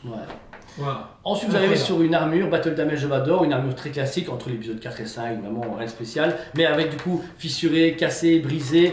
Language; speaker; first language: French; native; French